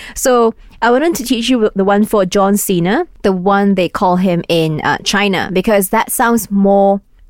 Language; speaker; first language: English; non-native, local second language; Cantonese